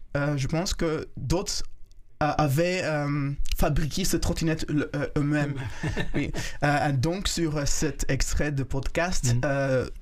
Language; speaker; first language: French; non-native, local second language; Kinyarwanda